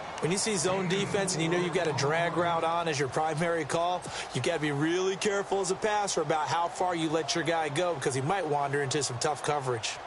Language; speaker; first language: English; native; English